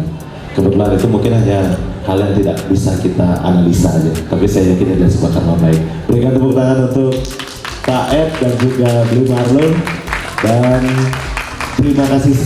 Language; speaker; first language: Indonesian; native; Indonesian